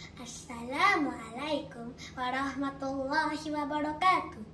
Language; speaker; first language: Arabic; non-native, learner; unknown